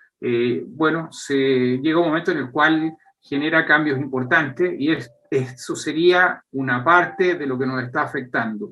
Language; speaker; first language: Spanish; native; Spanish